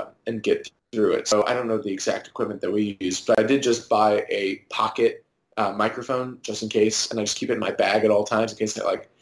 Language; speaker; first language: English; native; English